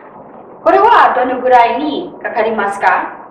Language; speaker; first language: Japanese; non-native, learner; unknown